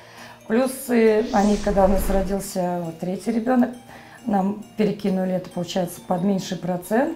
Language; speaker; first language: Russian; native; Russian